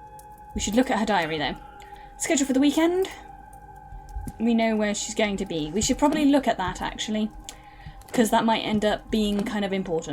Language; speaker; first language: English; native; English